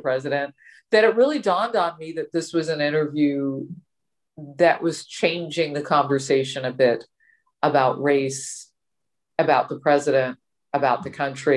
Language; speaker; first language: English; native; English